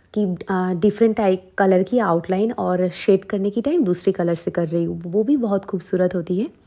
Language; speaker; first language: Hindi; non-native, local second language; Bangla